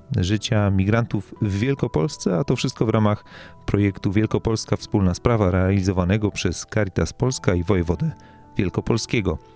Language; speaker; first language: Polish; native; Polish